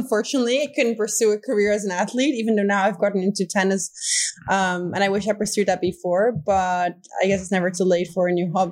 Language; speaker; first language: English; non-native, fluent; Dutch